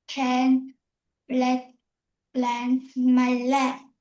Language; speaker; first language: English; non-native, learner; Vietnamese